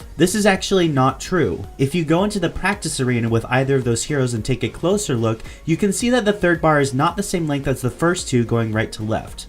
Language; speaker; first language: English; native; English